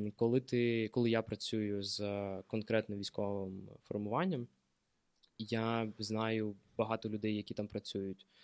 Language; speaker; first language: Ukrainian; non-native, local second language; Russian